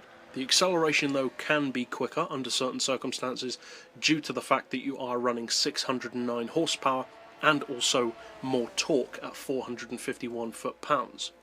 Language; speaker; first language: English; native; English